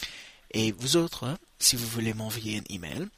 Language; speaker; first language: French; non-native, fluent; English